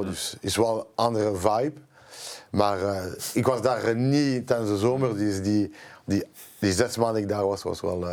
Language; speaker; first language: Dutch; non-native, local second language; French